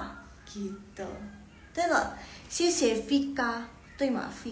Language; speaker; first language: Chinese; non-native, fluent; Indonesian